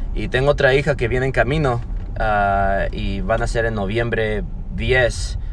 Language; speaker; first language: Spanish; early bilingual, heritage; Spanish